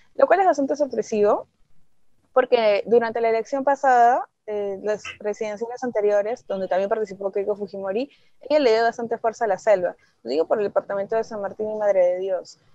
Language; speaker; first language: Spanish; native; Spanish